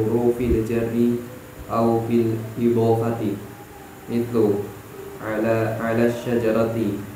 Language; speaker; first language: Arabic; non-native, learner; Indonesian